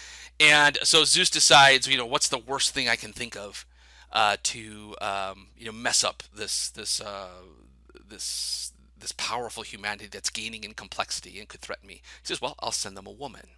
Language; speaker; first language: English; native; English